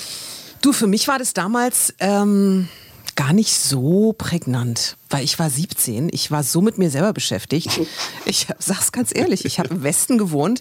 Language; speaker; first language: German; native; German